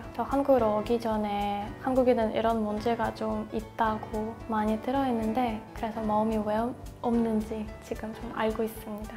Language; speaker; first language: Korean; non-native, fluent; Russian